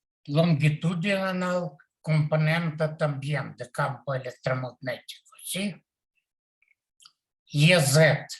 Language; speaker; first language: Spanish; non-native, learner; Portuguese